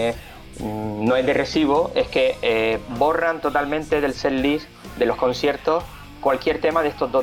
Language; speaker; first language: Spanish; native; Spanish